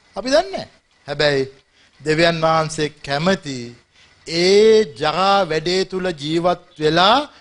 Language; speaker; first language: Sinhala; native; Sinhala